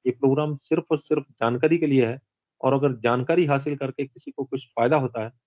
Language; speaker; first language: Hindi; non-native, local second language; Punjabi